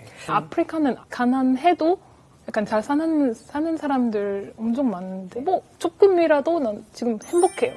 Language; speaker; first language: Korean; non-native, fluent; French